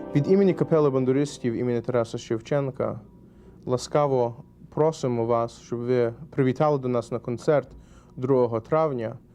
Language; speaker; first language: Ukrainian; early bilingual, heritage; Ukrainian